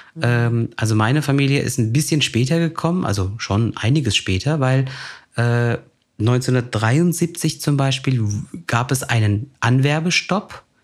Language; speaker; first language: German; early bilingual, other home language; Turkish